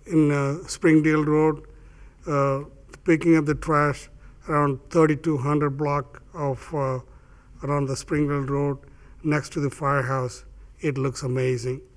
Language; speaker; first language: English; non-native, fluent; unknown